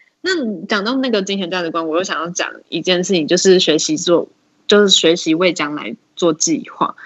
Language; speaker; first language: Chinese; native; Chinese